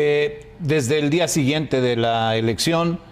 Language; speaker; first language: Spanish; native; Spanish